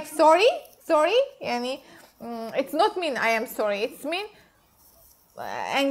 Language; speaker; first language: English; non-native, learner; Arabic